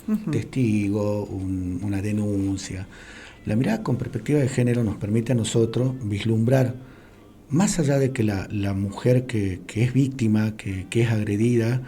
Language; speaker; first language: Spanish; native; Spanish